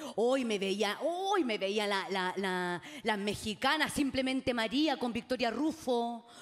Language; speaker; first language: Spanish; native; Spanish